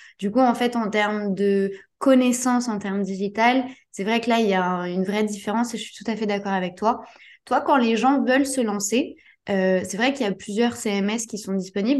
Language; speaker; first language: French; native; French